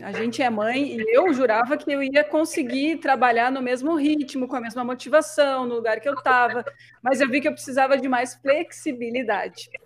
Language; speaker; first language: Portuguese; native; Portuguese